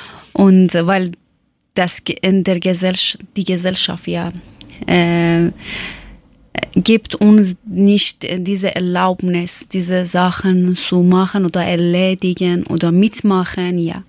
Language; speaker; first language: German; non-native, learner; Persian